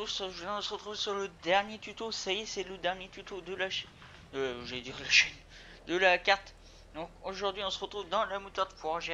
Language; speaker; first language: French; native; French